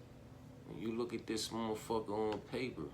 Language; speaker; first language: English; native; English